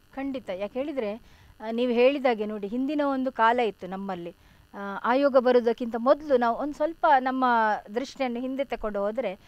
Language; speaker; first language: Kannada; non-native, local second language; Tulu